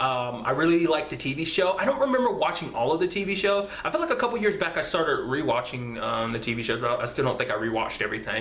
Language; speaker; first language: English; native; English